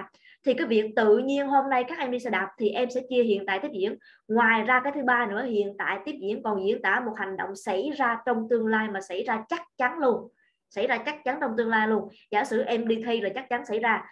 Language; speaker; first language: Vietnamese; native; Vietnamese